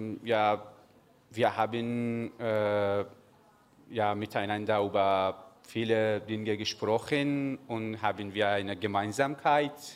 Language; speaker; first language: German; non-native, learner; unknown